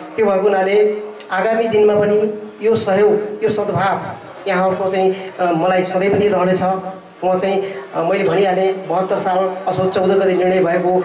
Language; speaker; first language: Nepali; native; Nepali